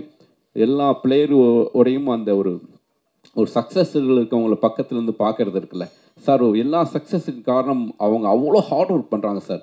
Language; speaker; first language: Tamil; native; Tamil